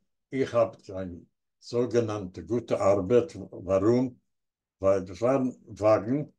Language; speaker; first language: German; non-native, learner; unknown